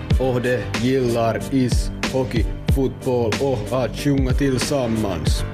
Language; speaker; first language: Swedish; non-native, local second language; Finnish